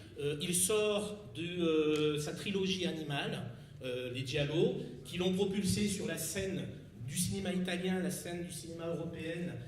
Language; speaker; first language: French; native; French